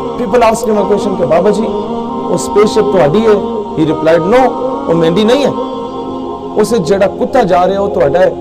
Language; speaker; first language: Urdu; non-native, local second language; Punjabi